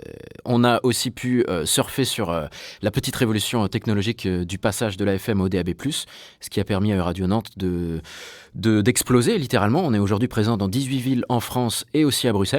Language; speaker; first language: French; native; French